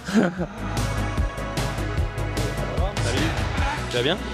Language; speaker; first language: French; non-native, local second language; Dutch